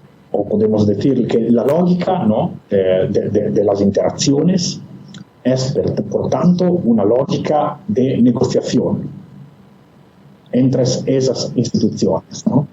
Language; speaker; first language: Spanish; non-native, fluent; Italian